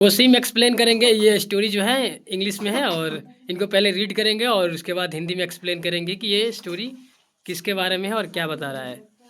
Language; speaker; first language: Hindi; native; Hindi